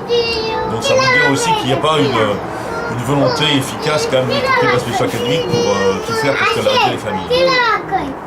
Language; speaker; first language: French; native; French